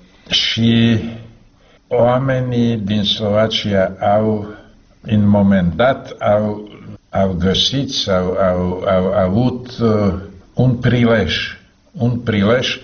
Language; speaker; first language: Romanian; non-native, learner; Slovak